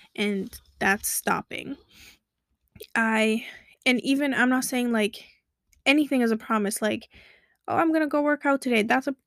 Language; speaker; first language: English; early bilingual, other home language; Kabuverdianu